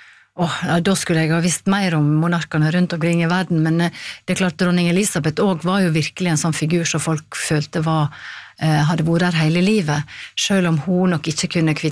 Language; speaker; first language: Norwegian; native; Norwegian